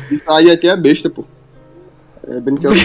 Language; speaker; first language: Portuguese; native; Portuguese